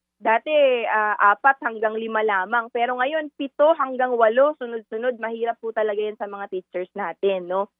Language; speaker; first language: Filipino; native; Filipino